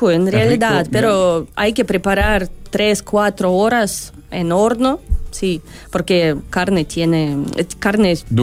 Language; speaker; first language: Spanish; non-native, learner; Russian